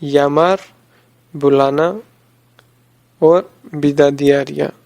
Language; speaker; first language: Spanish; non-native, fluent; Urdu